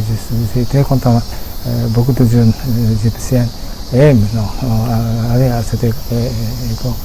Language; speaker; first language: French; non-native, fluent; Japanese